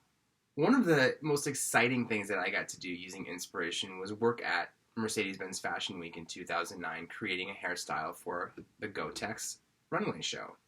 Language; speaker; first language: English; native; English